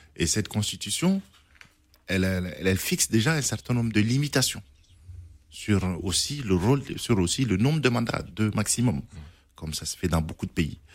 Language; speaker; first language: French; non-native, local second language; Arabic